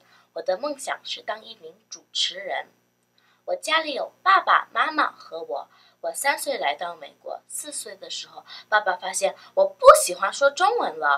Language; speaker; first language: Chinese; early bilingual, other home language; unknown